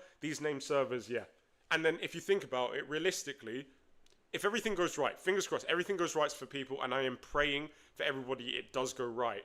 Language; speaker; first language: English; native; English